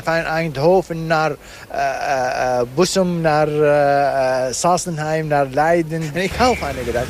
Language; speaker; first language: Dutch; non-native, learner; Arabic